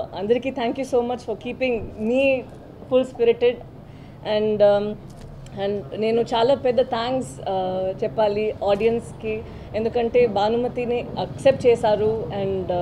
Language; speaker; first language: Telugu; non-native, learner; Tamil